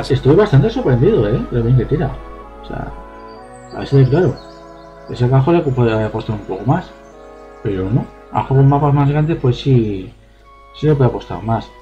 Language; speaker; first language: Spanish; native; Spanish